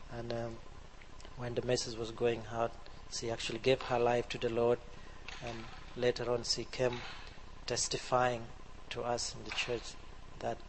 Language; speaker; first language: English; non-native, local second language; Acoli